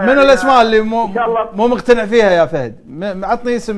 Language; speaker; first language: Arabic; native; Arabic